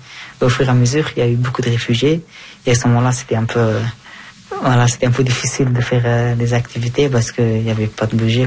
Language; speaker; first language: French; non-native, fluent; Persian